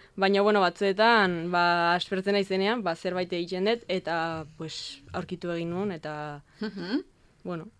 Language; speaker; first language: Basque; non-native, local second language; Spanish